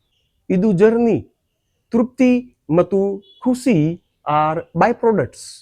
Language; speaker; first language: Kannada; non-native, learner; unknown